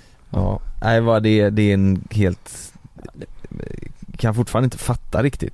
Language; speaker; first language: Swedish; native; Swedish